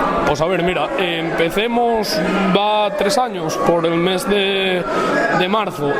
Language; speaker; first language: Spanish; native; Spanish